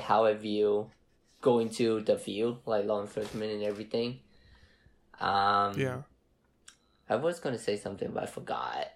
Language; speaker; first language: English; non-native, fluent; Vietnamese